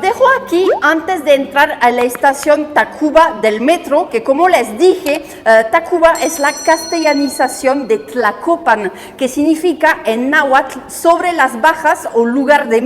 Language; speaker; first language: Spanish; native; Spanish